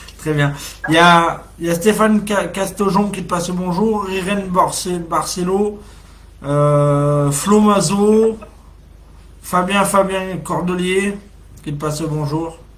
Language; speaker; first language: French; native; French